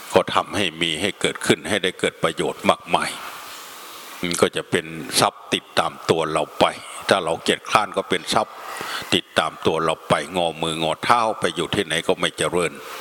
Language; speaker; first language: Thai; native; Thai